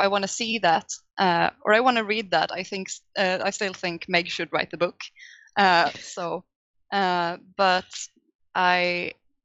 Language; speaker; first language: English; non-native, fluent; Swedish